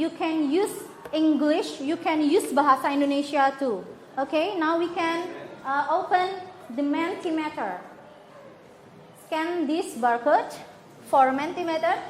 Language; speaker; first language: English; non-native, fluent; Indonesian